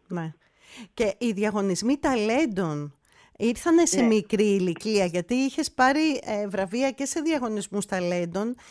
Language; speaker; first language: Greek; native; Greek